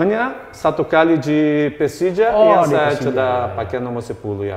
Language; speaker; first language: Indonesian; non-native, fluent; Portuguese